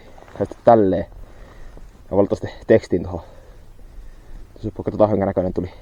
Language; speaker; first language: Finnish; native; Finnish